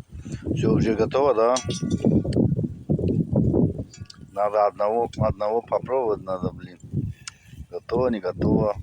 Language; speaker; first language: Russian; non-native, learner; Tajik